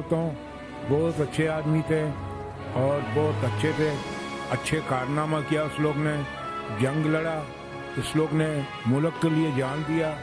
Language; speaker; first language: Hindi; non-native, local second language; Bangla